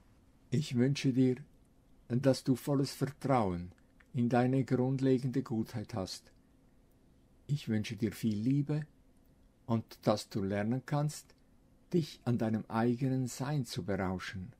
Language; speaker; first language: German; non-native, fluent; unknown